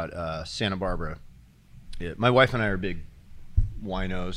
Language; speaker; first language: English; native; English